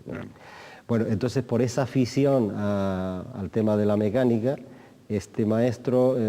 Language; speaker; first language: Spanish; native; Spanish